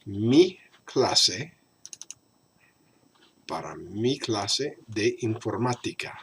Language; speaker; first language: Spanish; non-native, fluent; English